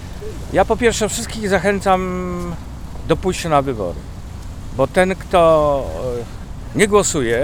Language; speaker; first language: Polish; native; Polish